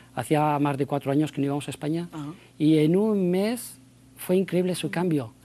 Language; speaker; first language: Spanish; native; Spanish